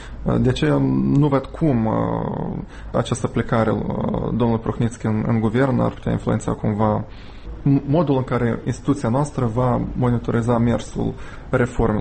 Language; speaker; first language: Romanian; native; Romanian